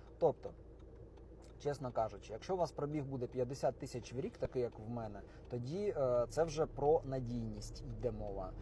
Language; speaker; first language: Ukrainian; native; Ukrainian